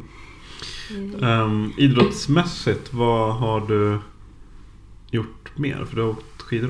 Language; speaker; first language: Swedish; native; Swedish